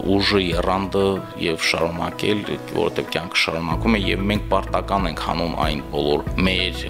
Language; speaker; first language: Armenian; native; Armenian